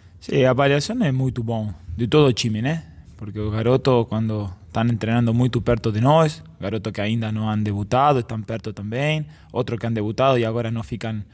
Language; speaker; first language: Portuguese; non-native, fluent; Spanish